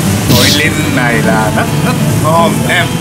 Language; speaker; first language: Vietnamese; non-native, learner; Japanese